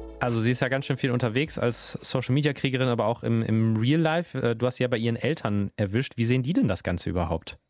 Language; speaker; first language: German; native; German